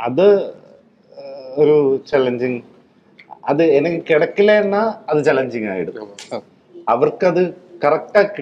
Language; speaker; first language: Tamil; non-native, learner; Malayalam